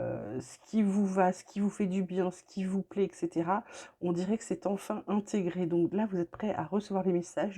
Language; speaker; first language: French; native; French